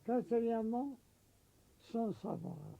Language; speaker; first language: French; non-native, local second language; Arabic